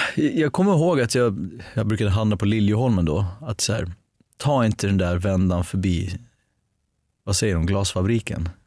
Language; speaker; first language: Swedish; early bilingual, other home language; Armenian